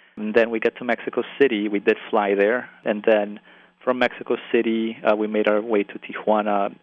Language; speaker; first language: English; early bilingual, other home language; Spanish